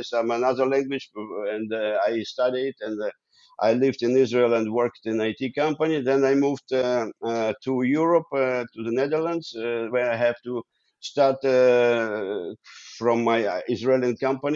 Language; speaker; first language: English; non-native, fluent; Ukrainian